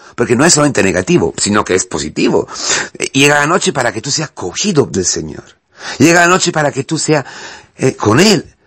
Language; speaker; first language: Spanish; non-native, fluent; Italian